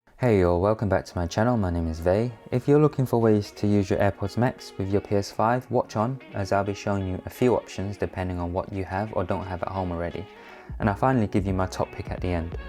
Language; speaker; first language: English; native; English